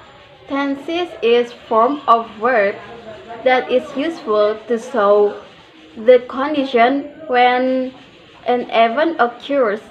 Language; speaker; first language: English; non-native, learner; Indonesian